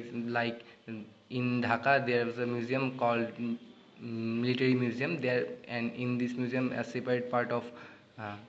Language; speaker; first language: English; non-native, learner; Bangla